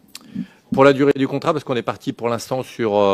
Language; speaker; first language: French; native; French